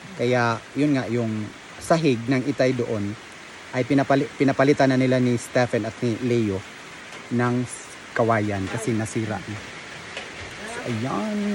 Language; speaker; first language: Filipino; non-native, local second language; Cebuano